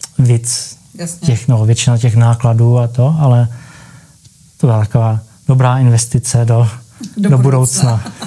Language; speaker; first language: Czech; early bilingual, heritage; Czech